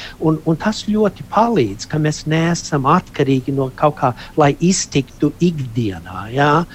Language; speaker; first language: Latvian; early bilingual, heritage; Latvian